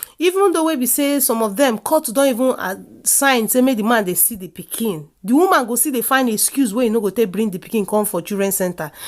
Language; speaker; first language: Nigerian Pidgin; non-native, local second language; Igbo